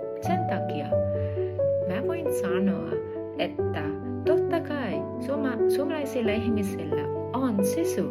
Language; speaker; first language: Finnish; non-native, learner; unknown